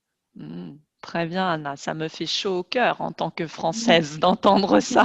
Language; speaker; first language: French; native; French